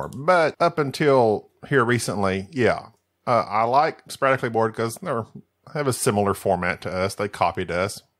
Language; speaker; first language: English; early bilingual, other home language; Spanish